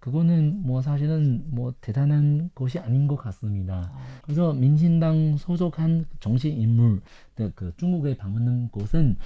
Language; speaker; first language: Korean; non-native, fluent; Chinese